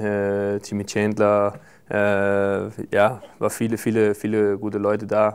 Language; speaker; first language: German; non-native, fluent; Danish